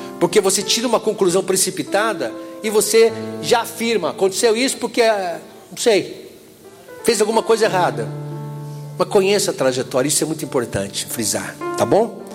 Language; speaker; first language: Portuguese; native; Portuguese